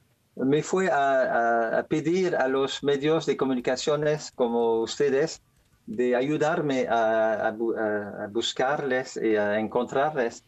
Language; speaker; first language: Spanish; non-native, learner; French